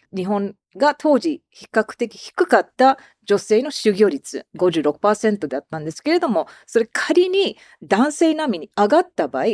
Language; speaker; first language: Japanese; non-native, fluent; English